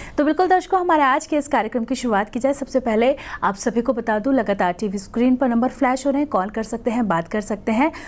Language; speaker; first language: Hindi; native; Hindi